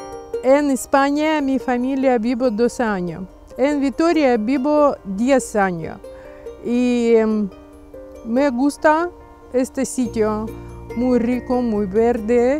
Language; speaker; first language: Spanish; non-native, learner; Russian